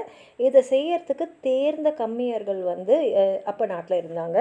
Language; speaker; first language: Tamil; native; Tamil